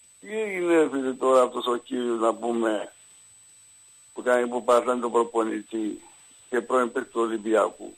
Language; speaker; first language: Greek; native; Greek